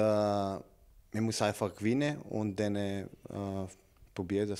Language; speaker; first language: German; non-native, learner; Serbian